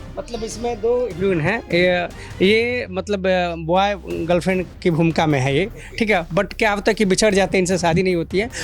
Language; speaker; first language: Hindi; native; Hindi